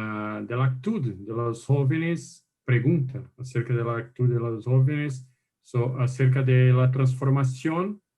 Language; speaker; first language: Spanish; non-native, fluent; Portuguese